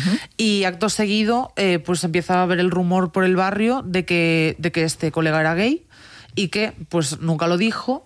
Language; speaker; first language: Spanish; native; Spanish